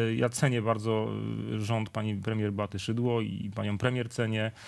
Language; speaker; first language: Polish; native; Polish